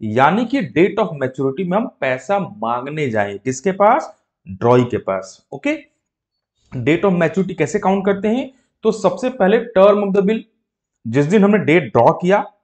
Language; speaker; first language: Hindi; native; Hindi